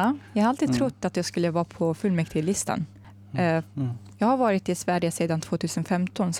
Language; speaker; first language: Swedish; non-native, fluent; Arabic